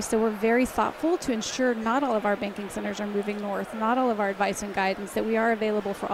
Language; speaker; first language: English; native; English